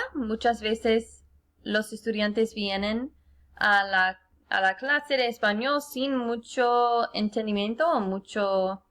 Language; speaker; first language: Spanish; non-native, fluent; English